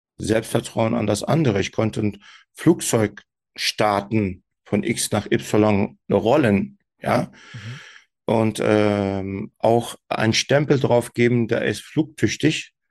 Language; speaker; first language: German; early bilingual, other home language; Turkish